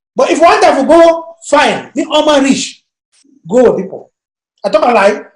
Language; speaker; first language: Nigerian Pidgin; native; Nigerian Pidgin